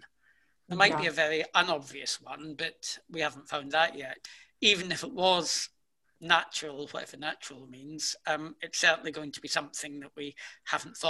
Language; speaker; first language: English; native; English